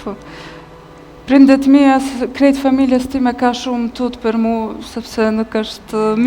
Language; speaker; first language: Albanian; non-native, learner; Bosnian